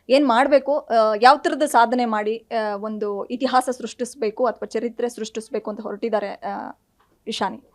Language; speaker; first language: Kannada; native; Kannada